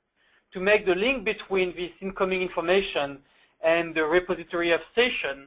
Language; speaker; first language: English; non-native, fluent; French